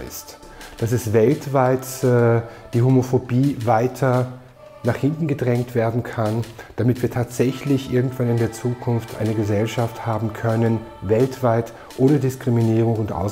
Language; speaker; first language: German; native; German